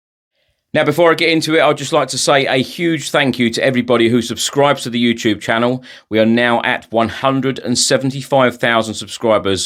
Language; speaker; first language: English; native; English